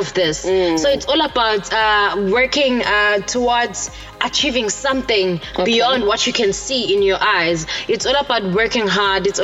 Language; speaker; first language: English; non-native, local second language; Zulu